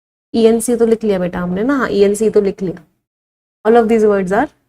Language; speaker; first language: Hindi; native; Hindi